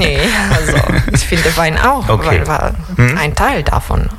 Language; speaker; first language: German; non-native, fluent; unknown